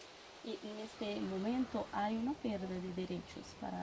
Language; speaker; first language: Spanish; non-native, learner; Portuguese